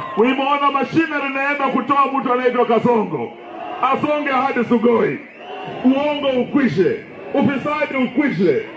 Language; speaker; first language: Swahili; non-native, local second language; Kikuyu